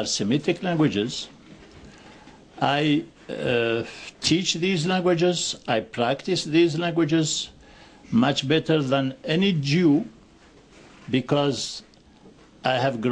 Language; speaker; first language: English; non-native, fluent; Arabic